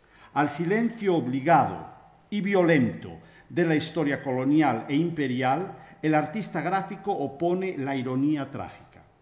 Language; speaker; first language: Spanish; native; Spanish